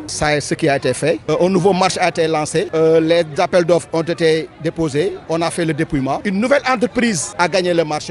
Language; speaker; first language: French; non-native, local second language; Wolof